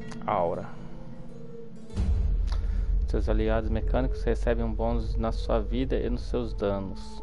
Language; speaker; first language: Portuguese; native; Portuguese